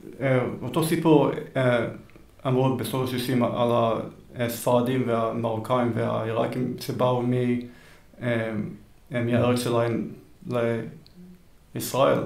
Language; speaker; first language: Hebrew; early bilingual, heritage; Hebrew